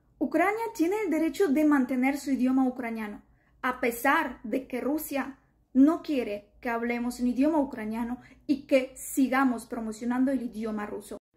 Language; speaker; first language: Spanish; non-native, fluent; Ukrainian